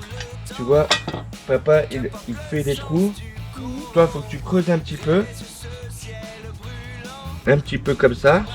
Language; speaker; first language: French; native; French